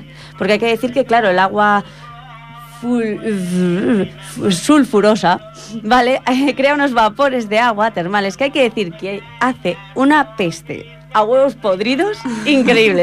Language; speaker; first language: Spanish; native; Spanish